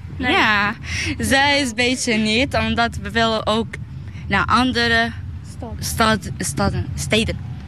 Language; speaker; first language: Dutch; non-native, learner; Arabic